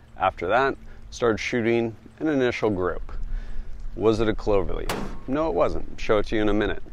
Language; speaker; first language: English; native; English